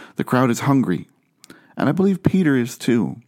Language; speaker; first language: English; native; English